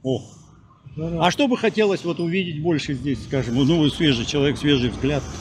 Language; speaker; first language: Russian; native; Russian